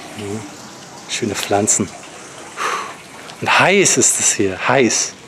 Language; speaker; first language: German; native; German